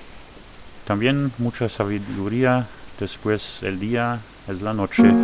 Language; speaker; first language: Spanish; non-native, fluent; French